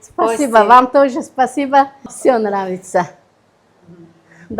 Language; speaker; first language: Russian; non-native, fluent; Uzbek